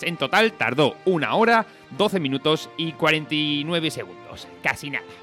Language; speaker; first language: Spanish; native; Spanish